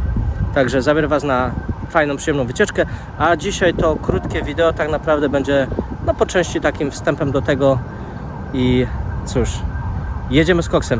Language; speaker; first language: Polish; native; Polish